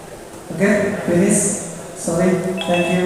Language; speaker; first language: English; non-native, learner; Indonesian